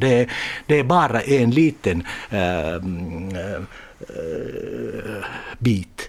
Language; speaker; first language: Swedish; non-native, learner; Finnish